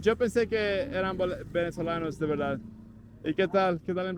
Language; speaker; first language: Spanish; non-native, learner; English